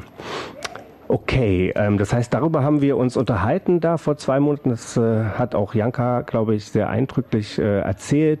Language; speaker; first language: German; native; German